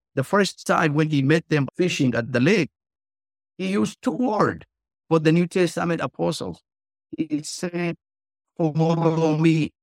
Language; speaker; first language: English; non-native, fluent; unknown